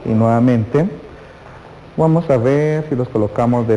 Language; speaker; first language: Spanish; native; Spanish